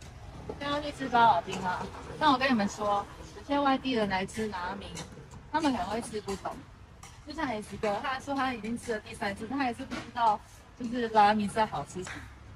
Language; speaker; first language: Chinese; native; Chinese